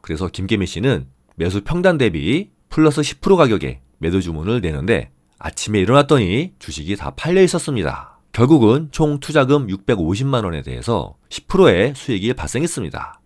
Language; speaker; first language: Korean; native; Korean